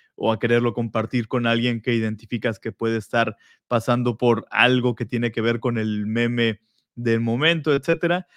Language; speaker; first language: Spanish; native; Spanish